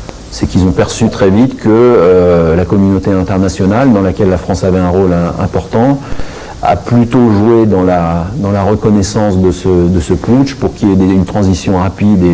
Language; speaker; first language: French; native; French